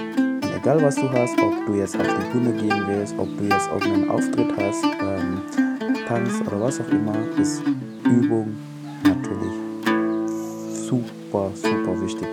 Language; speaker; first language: German; non-native, fluent; Indonesian